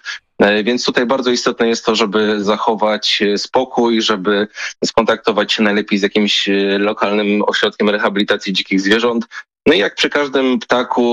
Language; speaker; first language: Polish; native; Polish